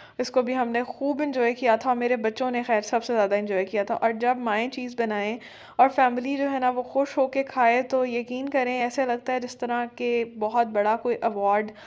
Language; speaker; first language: Urdu; native; Urdu